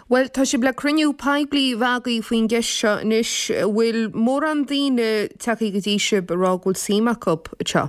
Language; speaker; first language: Irish; native; Irish